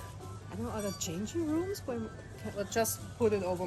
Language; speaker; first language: English; non-native, fluent; German